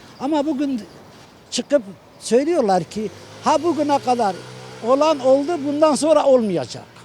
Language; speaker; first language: Turkish; non-native, local second language; Kurdish